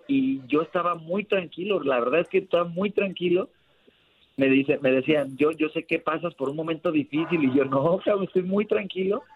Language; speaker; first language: Spanish; native; Spanish